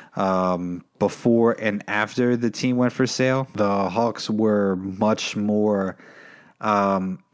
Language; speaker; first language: English; native; English